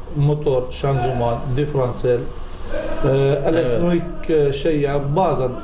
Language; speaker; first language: Turkish; non-native, learner; Arabic